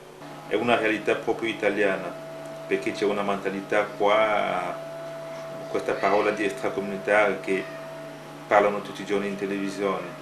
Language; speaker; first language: Italian; non-native, fluent; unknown